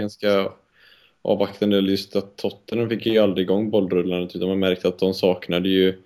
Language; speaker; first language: Swedish; native; Swedish